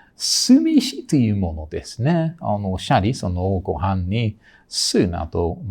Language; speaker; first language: Japanese; non-native, fluent; English